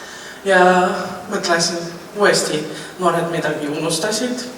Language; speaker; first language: Estonian; non-native, local second language; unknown